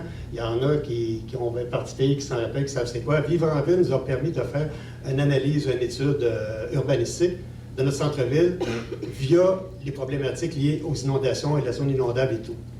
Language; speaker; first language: French; native; French